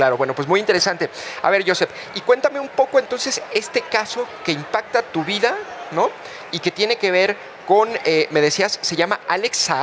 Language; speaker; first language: Spanish; native; Spanish